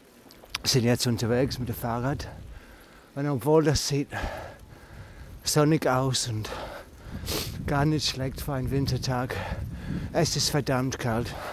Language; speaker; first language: German; non-native, learner; English